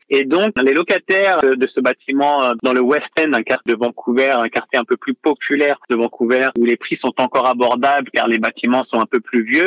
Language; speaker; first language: French; native; French